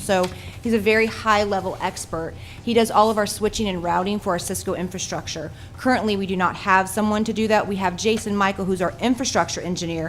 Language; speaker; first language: English; native; English